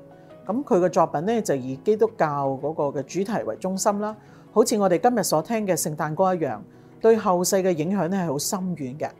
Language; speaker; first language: Chinese; native; Chinese